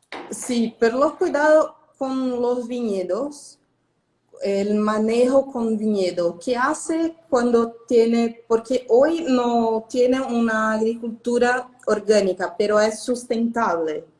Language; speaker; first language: Spanish; non-native, fluent; Portuguese